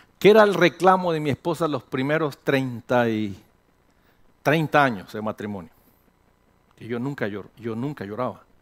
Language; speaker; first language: Spanish; early bilingual, heritage; Spanish